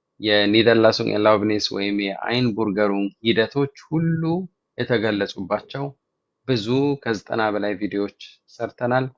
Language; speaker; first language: Amharic; native; Amharic